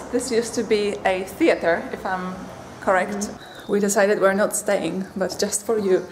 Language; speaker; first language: English; non-native, fluent; Polish